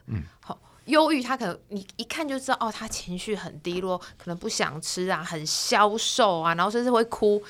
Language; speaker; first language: Chinese; native; Chinese